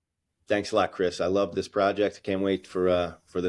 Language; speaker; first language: English; native; English